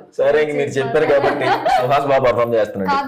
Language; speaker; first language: Telugu; native; Telugu